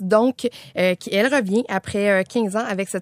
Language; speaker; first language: French; native; French